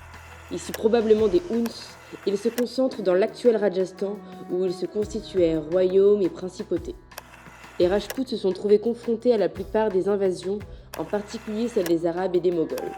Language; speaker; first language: French; native; French